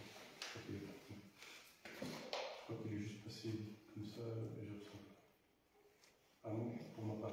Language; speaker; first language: French; native; French